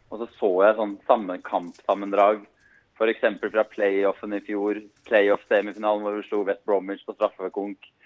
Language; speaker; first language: Norwegian; native; Norwegian